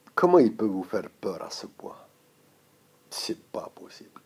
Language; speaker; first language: French; non-native, local second language; Arabic